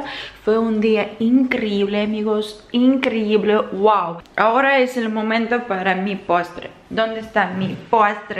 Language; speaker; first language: Spanish; non-native, fluent; Russian